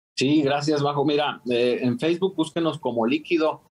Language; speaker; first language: Spanish; native; Spanish